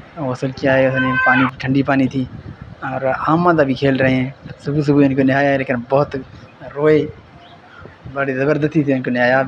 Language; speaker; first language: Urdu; non-native, local second language; Sindhi